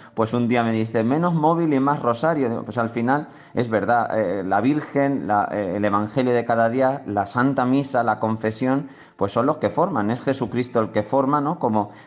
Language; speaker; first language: Spanish; native; Spanish